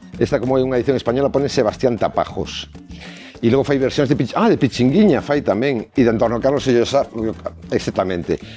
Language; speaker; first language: Galician; non-native, local second language; Spanish